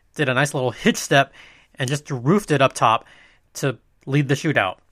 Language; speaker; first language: English; native; English